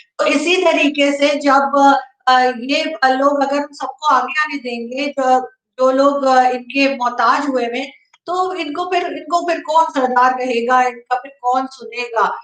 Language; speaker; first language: Urdu; native; Urdu